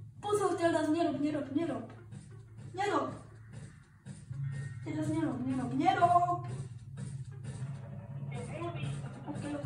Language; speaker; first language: Polish; non-native, learner; Slovak